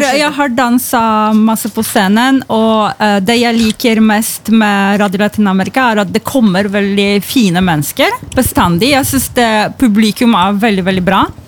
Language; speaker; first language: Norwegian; non-native, fluent; Polish